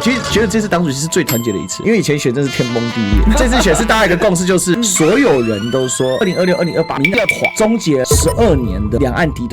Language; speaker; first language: Chinese; native; Chinese